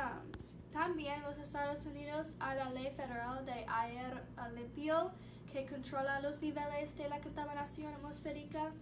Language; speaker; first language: Spanish; non-native, learner; English